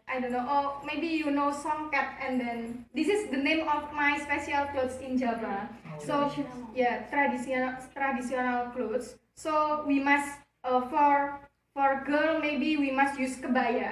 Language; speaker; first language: English; non-native, learner; Javanese